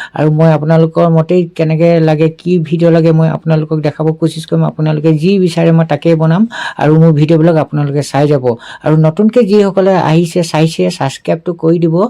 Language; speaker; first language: Assamese; native; Assamese